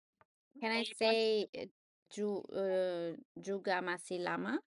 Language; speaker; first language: Indonesian; non-native, learner; English